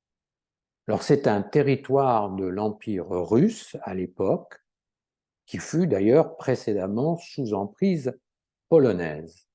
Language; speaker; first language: French; native; French